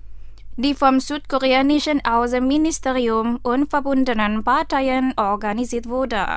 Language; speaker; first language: German; non-native, fluent; Indonesian